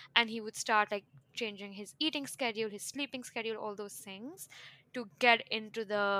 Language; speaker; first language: English; non-native, local second language; Hindi